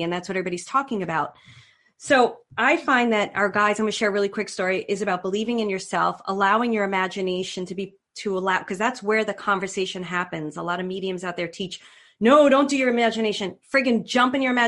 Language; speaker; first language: English; native; English